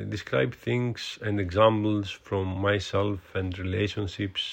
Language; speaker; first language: English; non-native, fluent; Greek